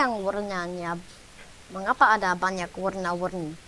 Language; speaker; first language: Indonesian; non-native, learner; English